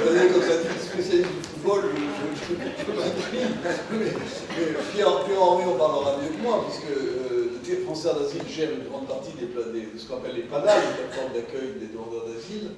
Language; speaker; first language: French; native; French